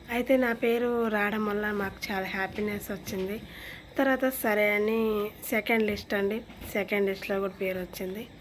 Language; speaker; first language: Telugu; non-native, local second language; Lambadi